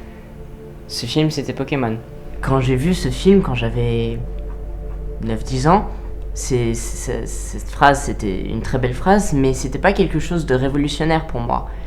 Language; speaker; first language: French; native; French